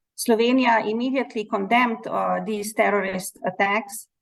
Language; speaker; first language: English; non-native, fluent; Slovenian